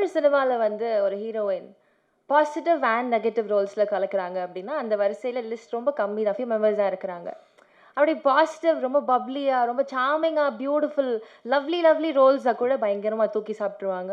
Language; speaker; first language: Tamil; native; Tamil